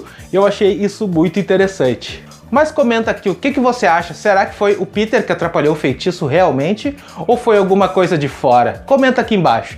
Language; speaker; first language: Portuguese; native; Portuguese